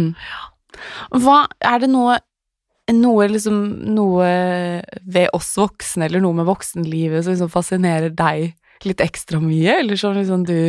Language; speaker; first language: Norwegian; native; Norwegian